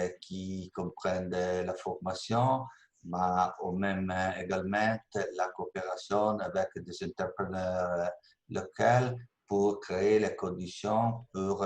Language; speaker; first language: French; non-native, learner; Italian